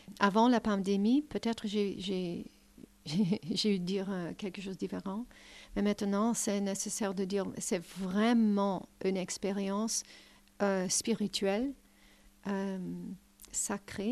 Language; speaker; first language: French; non-native, learner; English